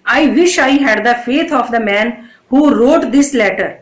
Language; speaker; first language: English; non-native, local second language; Punjabi